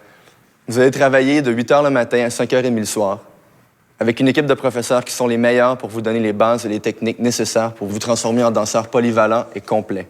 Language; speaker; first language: French; native; French